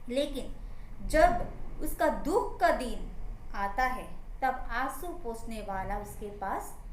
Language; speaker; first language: Hindi; non-native, local second language; Assamese